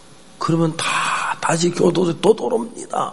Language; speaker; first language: Korean; native; Korean